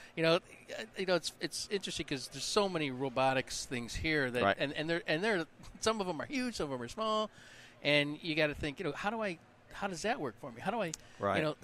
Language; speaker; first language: English; native; English